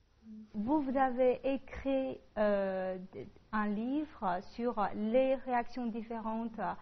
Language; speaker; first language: French; non-native, fluent; Chinese